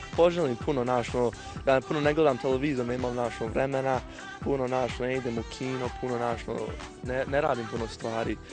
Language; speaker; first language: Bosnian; early bilingual, heritage; Croatian